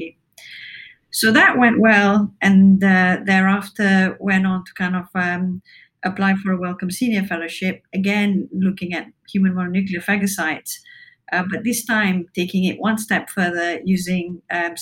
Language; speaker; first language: English; non-native, local second language; Malay